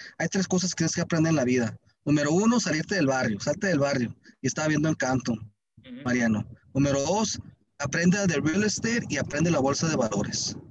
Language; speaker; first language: Spanish; early bilingual, heritage; Spanish